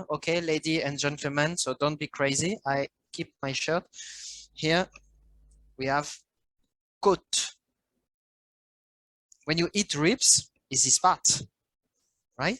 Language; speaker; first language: English; non-native, learner; French